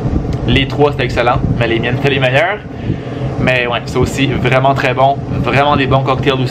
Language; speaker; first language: French; native; French